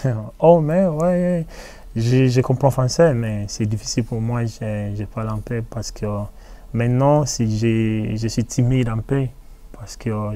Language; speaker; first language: French; non-native, learner; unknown